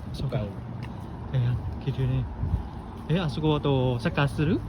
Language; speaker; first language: Japanese; non-native, learner; Hmong